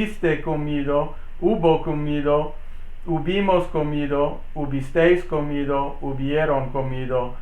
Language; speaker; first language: Spanish; non-native, learner; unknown